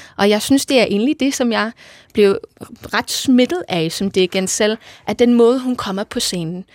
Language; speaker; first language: Danish; non-native, fluent; English